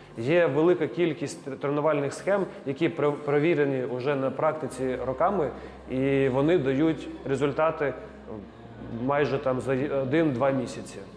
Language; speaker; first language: Ukrainian; non-native, local second language; Russian